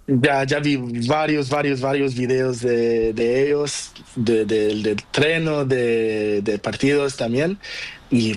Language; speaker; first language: Spanish; non-native, learner; Portuguese